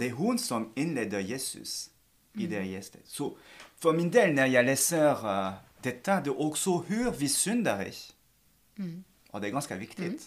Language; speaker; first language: Swedish; non-native, fluent; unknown